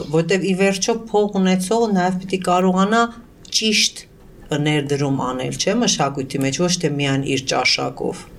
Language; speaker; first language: Armenian; early bilingual, heritage; Armenian